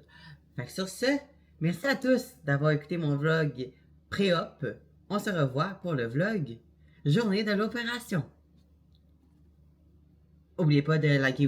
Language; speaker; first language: French; native; French